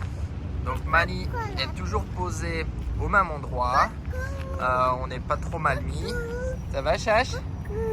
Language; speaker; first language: French; native; French